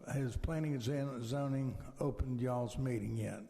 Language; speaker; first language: English; native; English